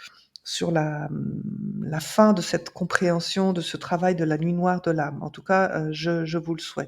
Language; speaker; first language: French; native; French